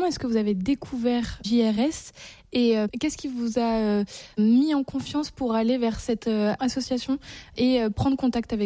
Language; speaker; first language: French; native; French